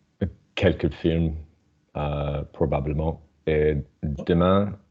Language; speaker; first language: French; non-native, learner; English